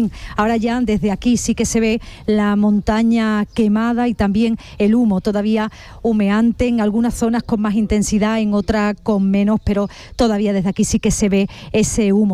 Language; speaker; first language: Spanish; native; Spanish